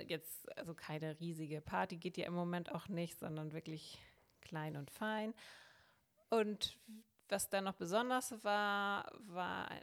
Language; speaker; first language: German; native; German